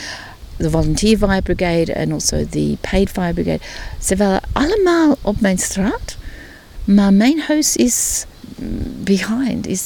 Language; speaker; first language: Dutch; early bilingual, heritage; Dutch